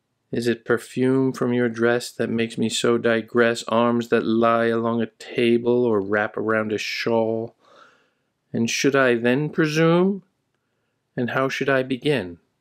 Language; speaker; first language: English; native; English